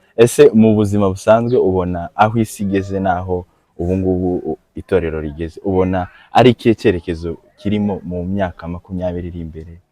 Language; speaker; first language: Kinyarwanda; native; Kinyarwanda